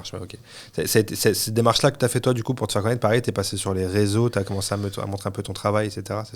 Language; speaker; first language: French; native; French